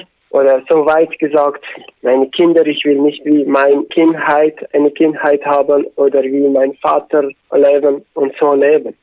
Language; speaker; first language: German; non-native, learner; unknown